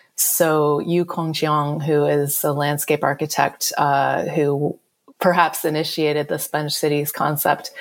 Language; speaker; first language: English; native; English